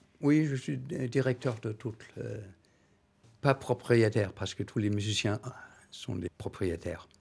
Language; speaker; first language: French; non-native, learner; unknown